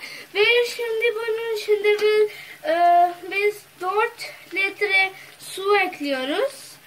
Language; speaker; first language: Turkish; non-native, fluent; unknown